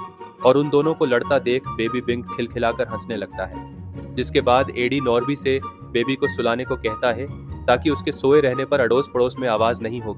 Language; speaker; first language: Hindi; native; Hindi